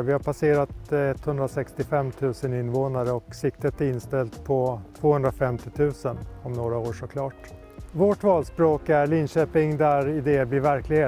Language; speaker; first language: Swedish; native; Swedish